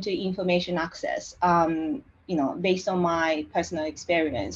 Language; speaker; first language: English; non-native, fluent; Japanese